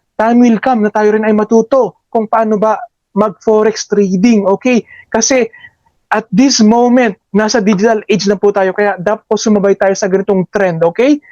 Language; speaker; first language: Filipino; native; Filipino